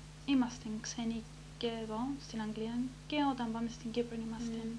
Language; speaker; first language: Greek; early bilingual, heritage; Greek